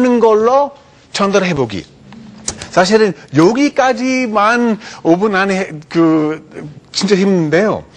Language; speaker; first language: Korean; non-native, fluent; English